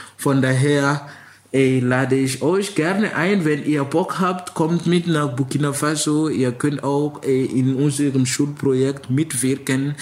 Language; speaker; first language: German; non-native, fluent; Mossi